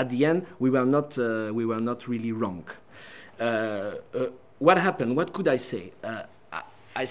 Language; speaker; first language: English; non-native, fluent; French